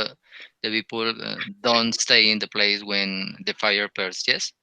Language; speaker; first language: English; non-native, learner; Spanish